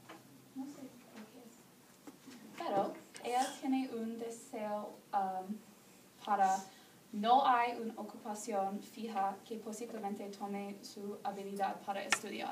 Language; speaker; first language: Spanish; non-native, learner; English